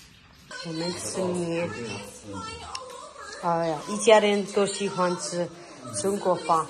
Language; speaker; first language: Chinese; non-native, learner; Nepali